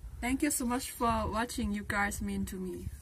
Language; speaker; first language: English; non-native, learner; Thai